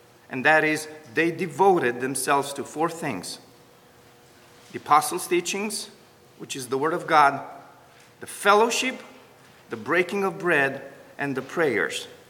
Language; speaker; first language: English; non-native, fluent; Romanian